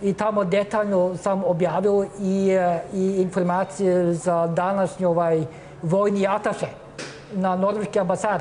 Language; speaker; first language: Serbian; non-native, fluent; Norwegian